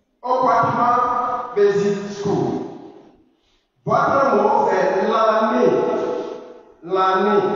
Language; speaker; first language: French; non-native, fluent; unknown